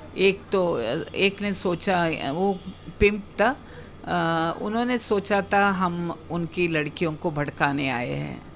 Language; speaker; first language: Hindi; non-native, local second language; Kannada